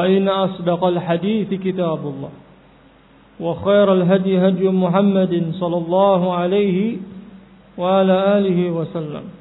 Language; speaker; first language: Arabic; non-native, fluent; Indonesian